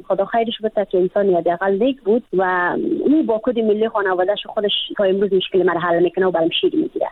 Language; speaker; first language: Persian; native; Persian